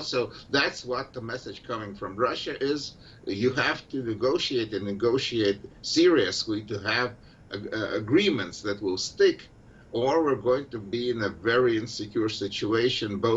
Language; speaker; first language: English; non-native, fluent; Russian